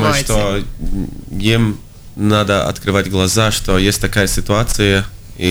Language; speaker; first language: Russian; non-native, local second language; Latvian